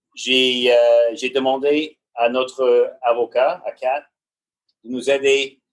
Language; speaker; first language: French; non-native, learner; English